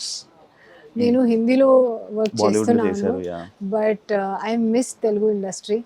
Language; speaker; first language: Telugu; non-native, local second language; Hindi